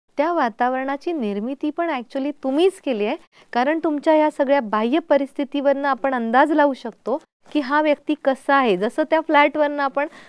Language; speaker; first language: Marathi; native; Marathi